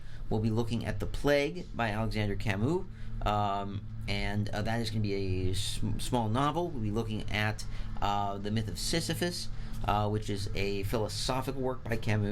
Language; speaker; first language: English; native; English